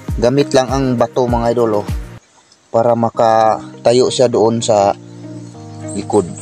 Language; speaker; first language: Filipino; non-native, local second language; Cebuano